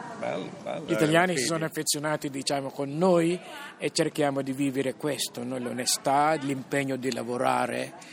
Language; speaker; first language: Italian; non-native, fluent; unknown